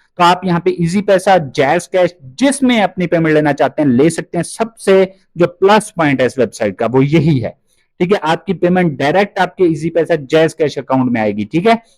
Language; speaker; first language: Urdu; non-native, local second language; Punjabi